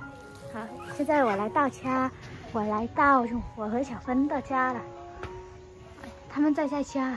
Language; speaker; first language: Chinese; non-native, learner; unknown